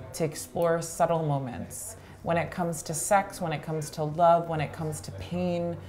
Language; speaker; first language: English; native; English